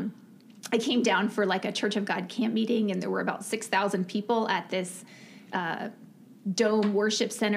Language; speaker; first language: English; native; English